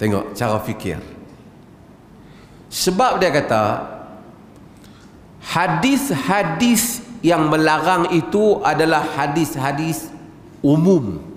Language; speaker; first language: Malay; native; Malay